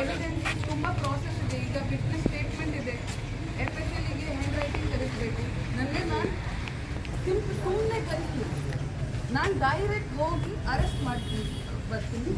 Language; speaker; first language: Kannada; non-native, fluent; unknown